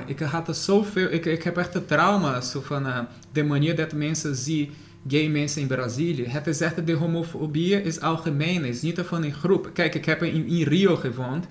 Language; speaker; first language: Dutch; non-native, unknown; Portuguese